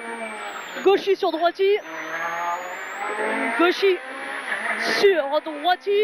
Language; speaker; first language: French; native; French